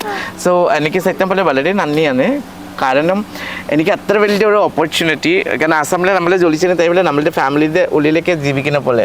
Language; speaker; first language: Malayalam; non-native, learner; Assamese